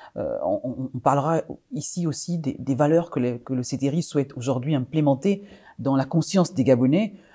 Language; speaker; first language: French; native; French